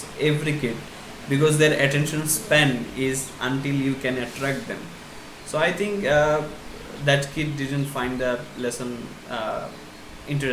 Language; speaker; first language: English; non-native, fluent; Bangla